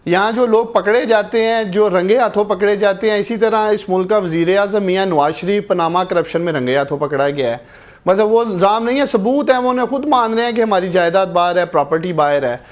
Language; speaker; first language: Urdu; non-native, local second language; Punjabi